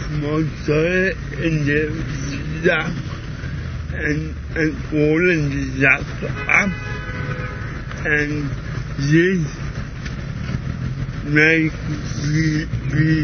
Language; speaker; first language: English; non-native, learner; German